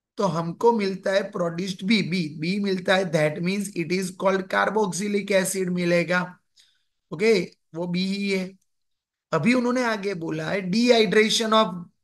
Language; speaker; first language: Hindi; non-native, local second language; Gujarati